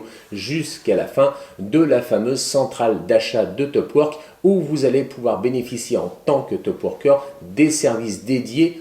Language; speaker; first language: French; native; French